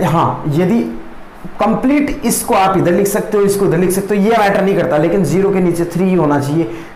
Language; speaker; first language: Hindi; native; Hindi